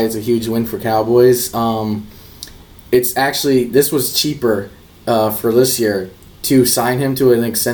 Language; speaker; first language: English; native; English